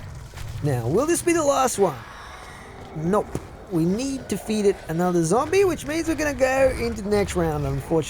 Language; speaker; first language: English; native; English